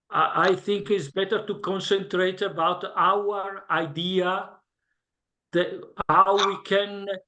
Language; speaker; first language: English; non-native, learner; Italian